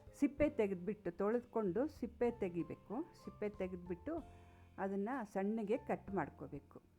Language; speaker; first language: Kannada; non-native, local second language; Konkani